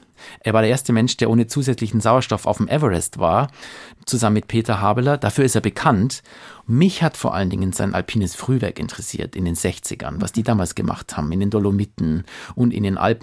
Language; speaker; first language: German; native; German